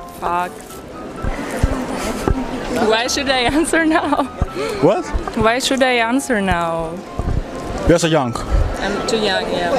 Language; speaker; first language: English; non-native, learner; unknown